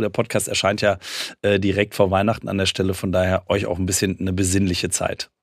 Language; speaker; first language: German; native; German